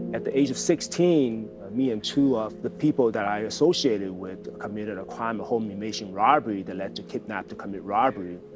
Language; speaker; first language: English; early bilingual, other home language; Chinese